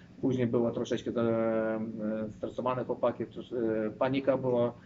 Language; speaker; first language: Polish; non-native, learner; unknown